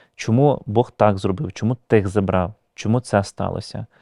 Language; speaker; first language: Ukrainian; native; Ukrainian